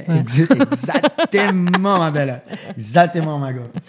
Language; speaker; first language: French; non-native, learner; Portuguese